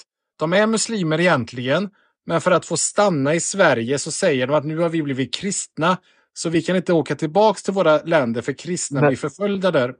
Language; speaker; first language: Swedish; native; Swedish